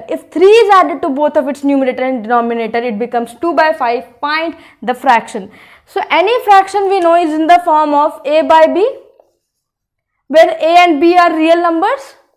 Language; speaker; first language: English; non-native, local second language; Hindi